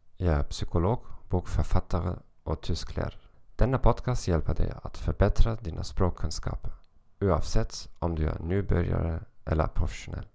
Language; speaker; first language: Swedish; non-native, learner; German